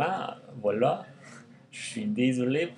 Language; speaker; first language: French; non-native, learner; English